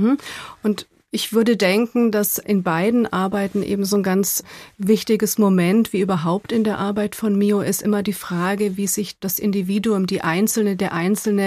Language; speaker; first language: German; native; German